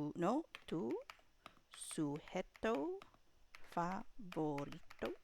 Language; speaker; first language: Spanish; non-native, learner; English